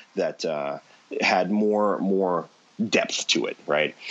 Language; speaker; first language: English; native; English